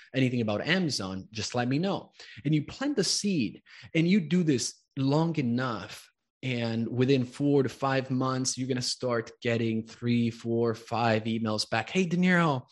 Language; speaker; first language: English; early bilingual, other home language; Italian